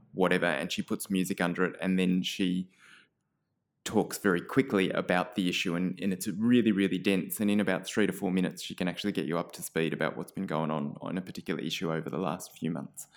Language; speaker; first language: English; native; English